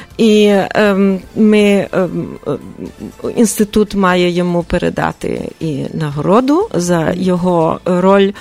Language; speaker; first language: Ukrainian; early bilingual, heritage; Ukrainian